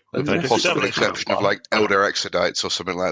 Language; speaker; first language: English; native; English